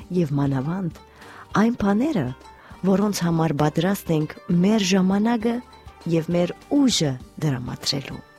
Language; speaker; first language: Armenian; early bilingual, heritage; Armenian